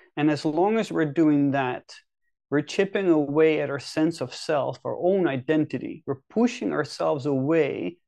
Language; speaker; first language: English; non-native, fluent; Dutch